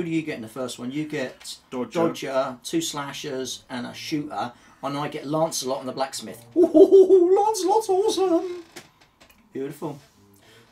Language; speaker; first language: English; native; English